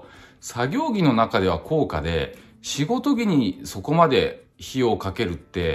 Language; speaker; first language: Japanese; native; Japanese